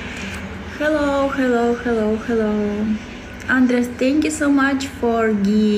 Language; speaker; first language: English; non-native, learner; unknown